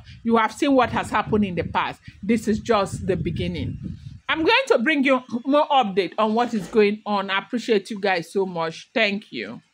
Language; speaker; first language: English; non-native, local second language; Yoruba